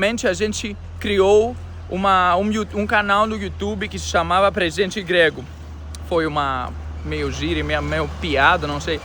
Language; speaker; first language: Portuguese; non-native, fluent; Greek